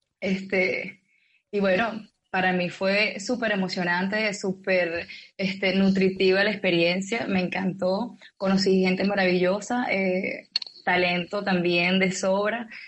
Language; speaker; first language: Spanish; native; Spanish